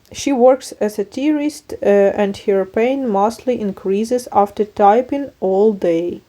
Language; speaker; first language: English; non-native, learner; Ukrainian